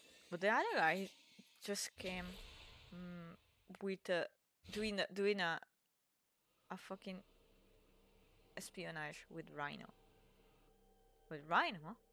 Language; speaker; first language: English; non-native, fluent; Italian